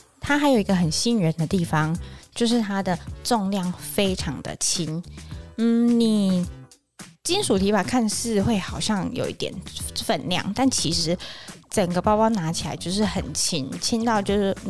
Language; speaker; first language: Chinese; native; Chinese